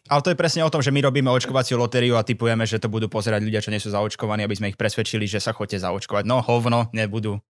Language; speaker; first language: Slovak; native; Slovak